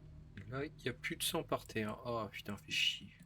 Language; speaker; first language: French; native; French